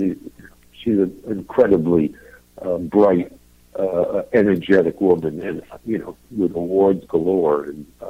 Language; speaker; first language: English; native; English